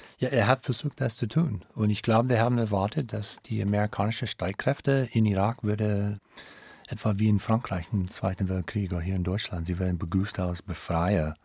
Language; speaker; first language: German; non-native, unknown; English